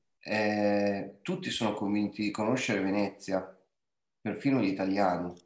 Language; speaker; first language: Italian; native; Italian